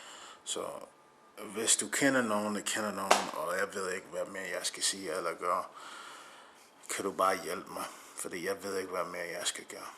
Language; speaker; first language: Danish; non-native, learner; English